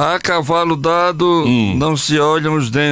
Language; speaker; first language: Portuguese; native; Portuguese